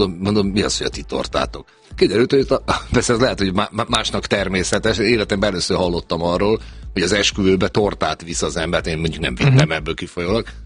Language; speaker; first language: Hungarian; native; Hungarian